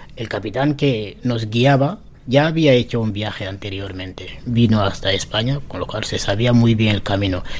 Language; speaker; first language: Spanish; non-native, fluent; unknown